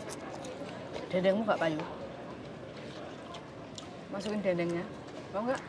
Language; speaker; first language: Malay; non-native, local second language; Javanese